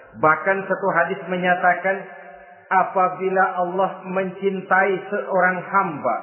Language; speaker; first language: Indonesian; native; Indonesian